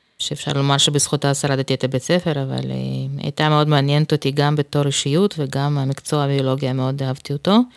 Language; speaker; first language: Hebrew; non-native, fluent; Russian